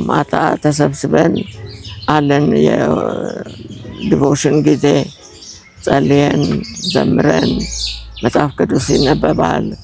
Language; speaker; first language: Amharic; early bilingual, other home language; Finnish